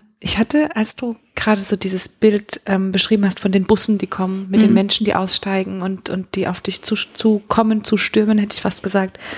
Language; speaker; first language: German; native; German